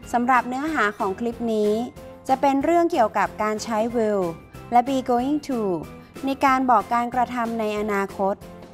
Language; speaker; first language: Thai; native; Thai